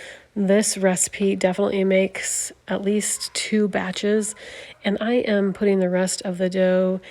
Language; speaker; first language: English; native; English